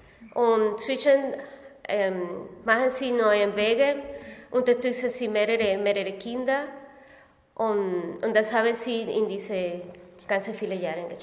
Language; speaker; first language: German; non-native, fluent; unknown